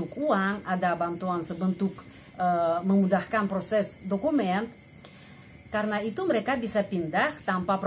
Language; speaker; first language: Indonesian; non-native, fluent; Russian